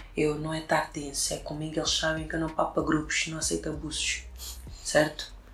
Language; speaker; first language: Portuguese; early bilingual, other home language; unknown